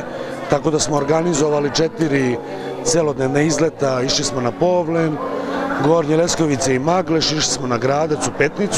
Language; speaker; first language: Croatian; native; Croatian